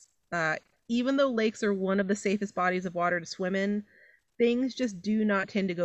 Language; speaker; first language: English; native; English